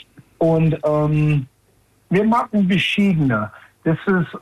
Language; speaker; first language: German; non-native, learner; English